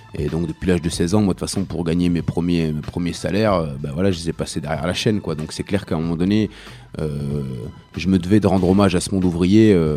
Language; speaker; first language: French; early bilingual, other home language; Arabic